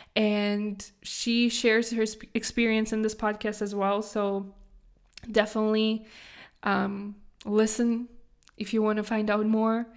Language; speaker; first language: English; non-native, fluent; Kazakh